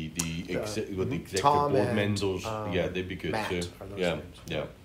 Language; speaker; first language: English; native; English